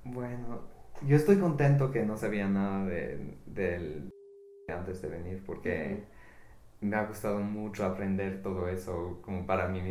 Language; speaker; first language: Spanish; non-native, fluent; English